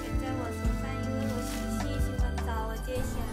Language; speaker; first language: Chinese; non-native, learner; Lao